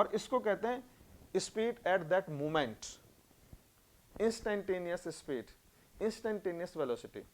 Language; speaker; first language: Hindi; native; Hindi